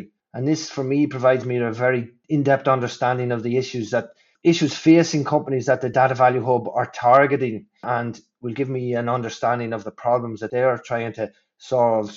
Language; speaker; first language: English; native; English